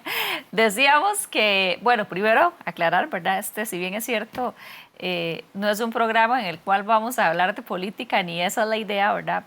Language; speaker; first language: Spanish; native; Spanish